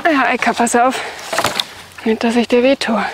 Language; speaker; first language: German; native; German